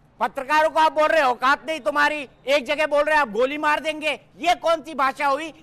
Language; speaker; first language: Hindi; native; Hindi